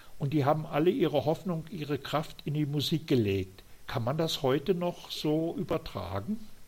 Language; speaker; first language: German; native; German